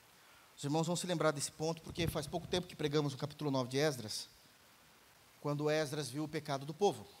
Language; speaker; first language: Portuguese; native; Portuguese